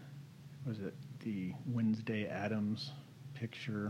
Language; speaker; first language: English; native; English